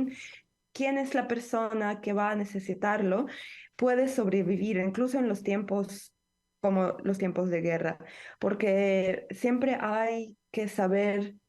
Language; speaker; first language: Spanish; non-native, fluent; Ukrainian